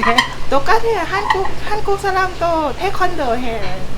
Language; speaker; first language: Korean; non-native, learner; Thai